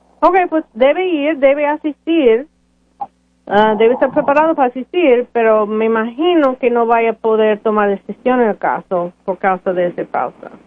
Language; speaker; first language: Spanish; early bilingual, heritage; Spanish